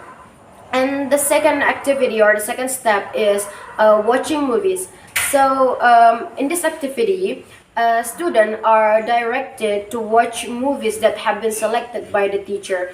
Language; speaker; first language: English; non-native, learner; Indonesian